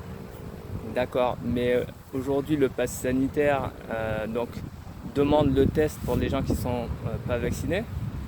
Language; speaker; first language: French; native; French